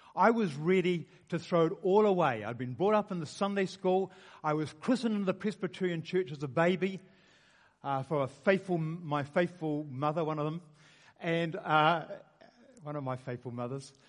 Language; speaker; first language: English; native; English